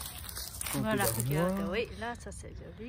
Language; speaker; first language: French; non-native, fluent; Japanese